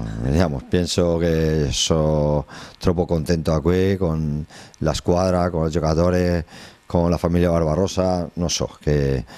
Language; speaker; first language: Italian; non-native, learner; Spanish